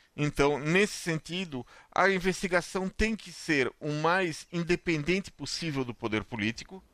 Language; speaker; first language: Portuguese; native; Portuguese